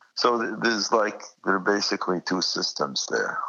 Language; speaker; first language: English; non-native, fluent; Arabic